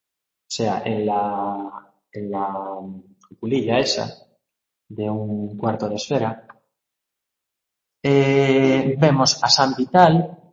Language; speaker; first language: Spanish; native; Spanish